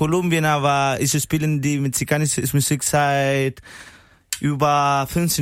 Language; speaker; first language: German; non-native, learner; Spanish